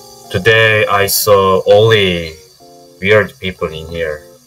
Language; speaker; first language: English; non-native, learner; Korean